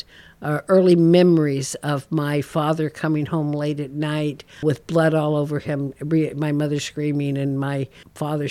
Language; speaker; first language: English; native; English